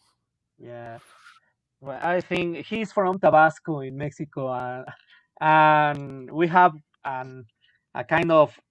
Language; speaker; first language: English; non-native, learner; Spanish